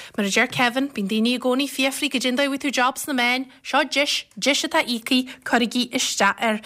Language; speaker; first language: Irish; native; Irish